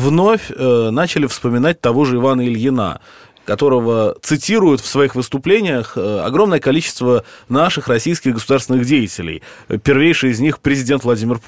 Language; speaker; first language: Russian; native; Russian